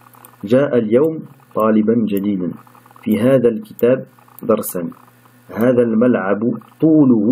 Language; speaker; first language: Arabic; non-native, fluent; French